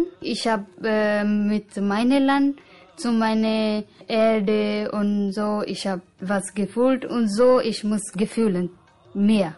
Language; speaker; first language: German; non-native, learner; Punjabi